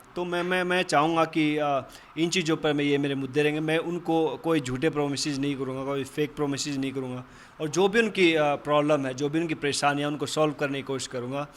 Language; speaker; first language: Hindi; native; Hindi